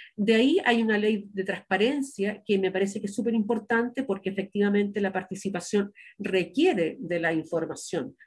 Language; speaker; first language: Spanish; native; Spanish